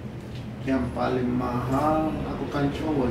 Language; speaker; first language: Indonesian; non-native, fluent; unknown